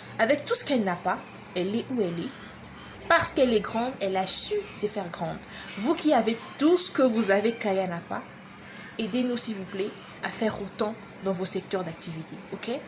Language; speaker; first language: French; non-native, local second language; Lingala